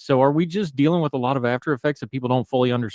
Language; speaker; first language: English; native; English